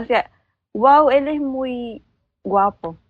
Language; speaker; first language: Spanish; non-native, learner; Filipino